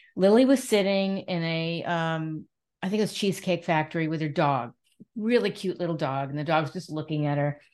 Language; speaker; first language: English; native; English